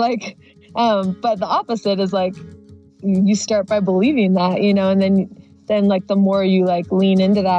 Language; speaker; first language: English; native; English